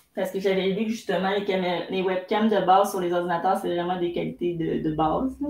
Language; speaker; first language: French; native; French